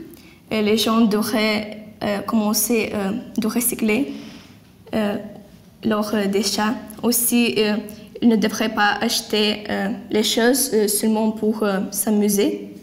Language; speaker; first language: French; non-native, learner; Lithuanian